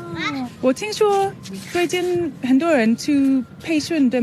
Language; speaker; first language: Chinese; non-native, learner; English